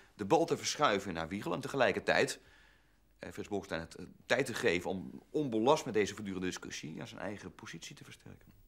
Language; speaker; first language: Dutch; native; Dutch